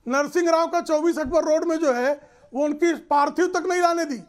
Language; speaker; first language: Hindi; native; Hindi